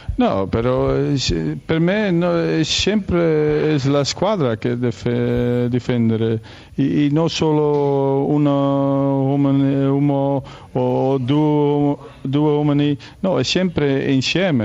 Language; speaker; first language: Italian; non-native, learner; Dutch